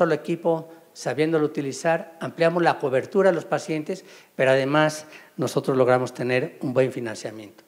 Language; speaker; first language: Spanish; native; Spanish